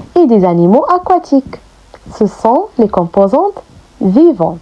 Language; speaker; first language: French; non-native, local second language; Arabic